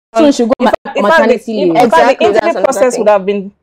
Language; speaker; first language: English; non-native, local second language; Igbo